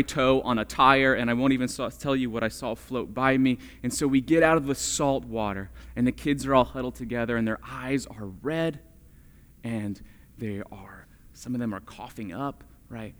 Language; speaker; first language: English; native; English